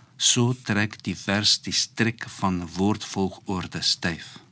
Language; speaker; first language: Dutch; non-native, fluent; Polish